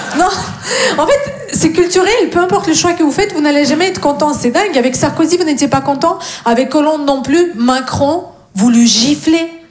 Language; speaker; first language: French; non-native, fluent; Russian